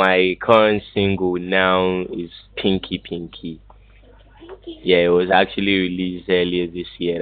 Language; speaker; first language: English; non-native, local second language; Yoruba